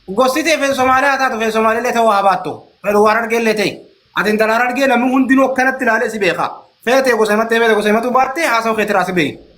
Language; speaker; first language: Oromo; native; Oromo